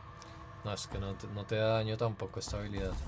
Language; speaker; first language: Spanish; native; Spanish